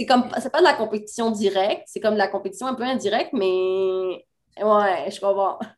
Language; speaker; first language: French; native; French